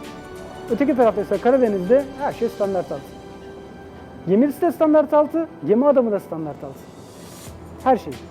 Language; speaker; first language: Turkish; native; Turkish